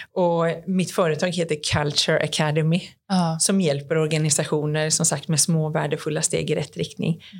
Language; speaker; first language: Swedish; native; Swedish